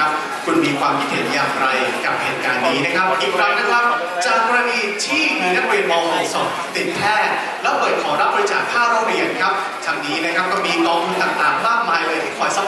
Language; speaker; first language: Thai; native; Thai